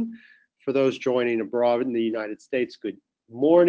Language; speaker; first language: English; native; English